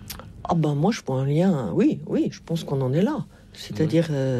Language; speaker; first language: French; native; French